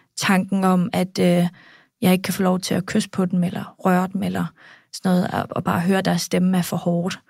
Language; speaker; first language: Danish; early bilingual, other home language; Kurdish